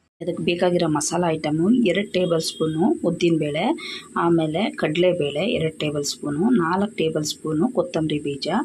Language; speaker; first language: Kannada; native; Kannada